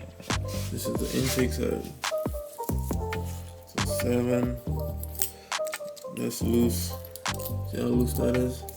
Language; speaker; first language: English; native; English